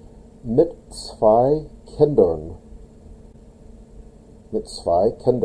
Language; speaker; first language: German; non-native, fluent; English